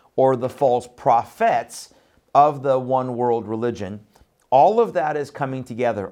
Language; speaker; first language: English; non-native, fluent; Persian